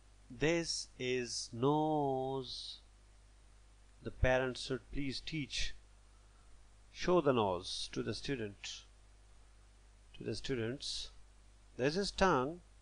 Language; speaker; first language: English; non-native, local second language; Pashto